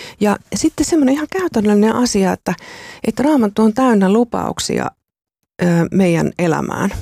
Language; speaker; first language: Finnish; native; Finnish